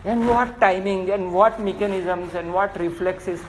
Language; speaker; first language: English; non-native, local second language; Gujarati